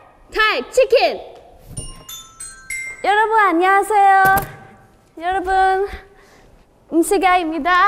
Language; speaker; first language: Korean; non-native, learner; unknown